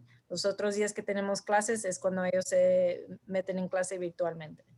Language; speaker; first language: Spanish; early bilingual, heritage; Spanish